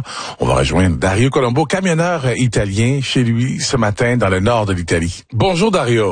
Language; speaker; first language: French; native; French